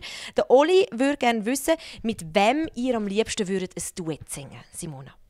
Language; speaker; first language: German; native; German